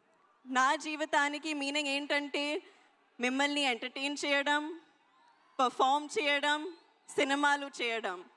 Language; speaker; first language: Telugu; non-native, learner; Hindi